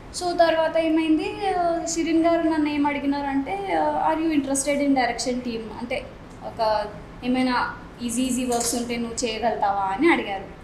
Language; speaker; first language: Telugu; non-native, local second language; Marathi